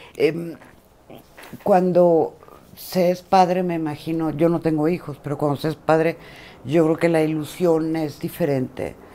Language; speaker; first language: Spanish; native; Spanish